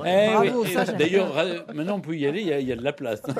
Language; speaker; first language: French; native; French